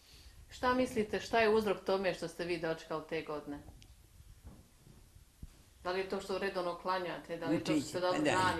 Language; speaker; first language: Bosnian; native; Bosnian